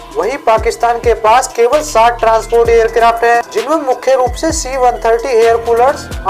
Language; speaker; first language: Hindi; native; Hindi